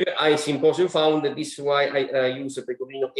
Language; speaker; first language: English; non-native, learner; Italian